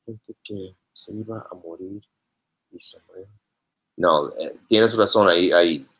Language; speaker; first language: Spanish; non-native, learner; English